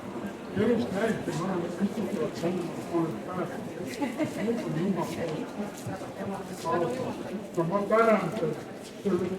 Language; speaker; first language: Estonian; non-native, learner; Finnish